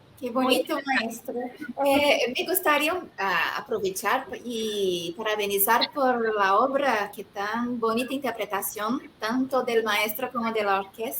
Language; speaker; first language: Spanish; non-native, fluent; Portuguese